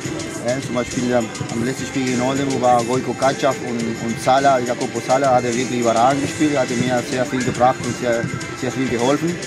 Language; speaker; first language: German; non-native, fluent; Spanish